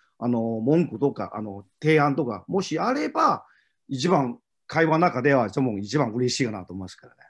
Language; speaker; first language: Japanese; non-native, fluent; Chinese